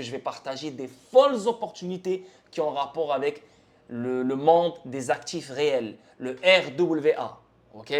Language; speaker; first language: French; native; French